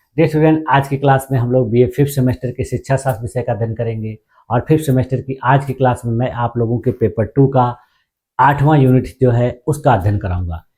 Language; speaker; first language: Hindi; native; Hindi